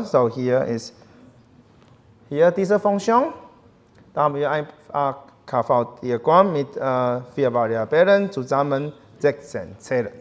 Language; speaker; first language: German; non-native, fluent; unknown